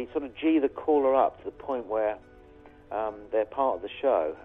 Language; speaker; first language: English; native; English